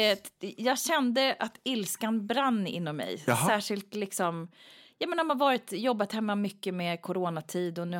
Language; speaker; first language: Swedish; native; Swedish